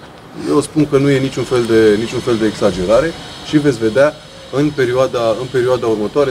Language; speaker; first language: Romanian; native; Romanian